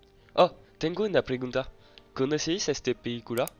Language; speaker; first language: Spanish; non-native, learner; French